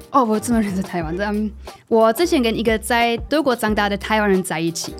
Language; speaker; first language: Chinese; non-native, fluent; German